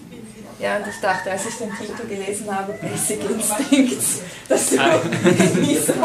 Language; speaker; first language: German; non-native, fluent; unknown